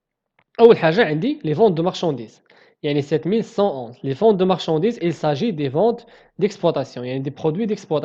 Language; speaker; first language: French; non-native, local second language; Arabic